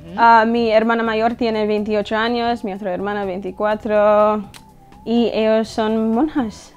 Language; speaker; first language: Spanish; early bilingual, heritage; English